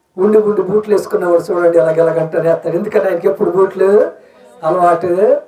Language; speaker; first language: Telugu; native; Telugu